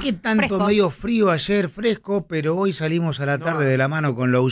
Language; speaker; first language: Spanish; native; Spanish